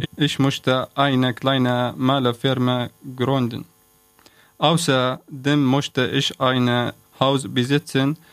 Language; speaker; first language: German; non-native, learner; Arabic